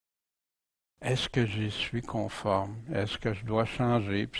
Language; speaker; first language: French; native; French